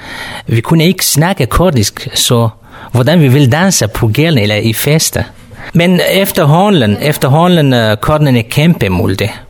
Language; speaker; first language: Danish; non-native, learner; Kurdish